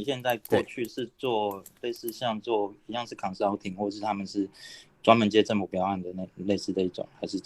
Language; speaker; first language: Chinese; native; Chinese